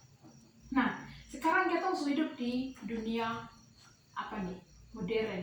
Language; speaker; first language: Indonesian; native; Indonesian